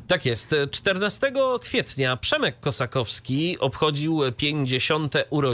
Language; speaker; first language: Polish; native; Polish